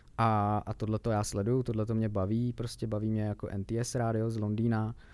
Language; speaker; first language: Czech; native; Czech